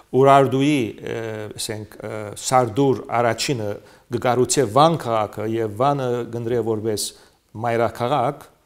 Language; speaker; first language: Armenian; early bilingual, heritage; Armenian